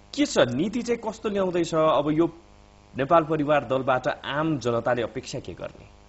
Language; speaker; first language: Nepali; native; Nepali